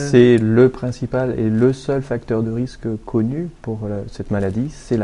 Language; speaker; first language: French; native; French